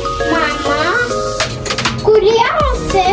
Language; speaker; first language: Lithuanian; early bilingual, heritage; Lithuanian